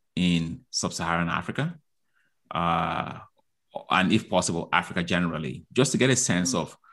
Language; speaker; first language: English; non-native, local second language; Igbo